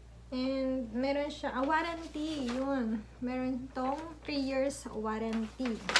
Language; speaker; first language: English; non-native, local second language; Filipino